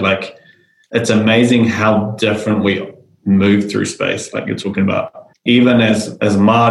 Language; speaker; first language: English; native; English